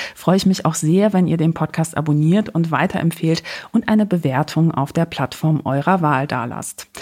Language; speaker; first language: German; early bilingual, other home language; Polish